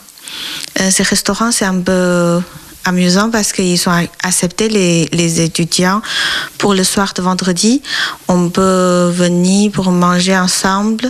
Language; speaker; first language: French; non-native, learner; Chinese